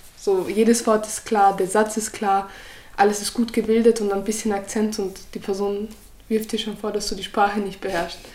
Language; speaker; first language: German; early bilingual, other home language; Croatian